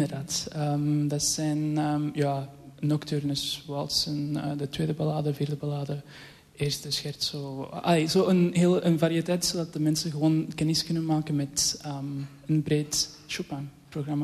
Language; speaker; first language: Dutch; early bilingual, other home language; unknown